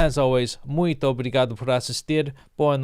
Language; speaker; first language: Portuguese; non-native, learner; English